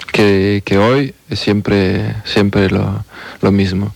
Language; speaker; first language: Spanish; non-native, learner; French